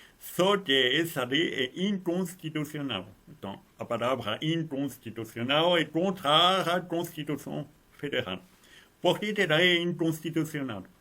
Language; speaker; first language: Portuguese; non-native, fluent; French